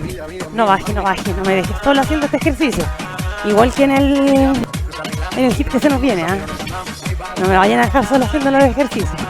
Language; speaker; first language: Spanish; native; Spanish